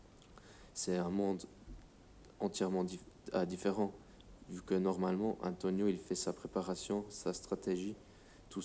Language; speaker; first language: French; non-native, fluent; English